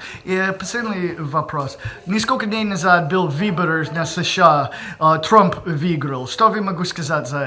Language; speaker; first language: Russian; non-native, learner; English